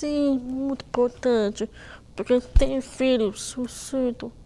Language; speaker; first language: Portuguese; non-native, local second language; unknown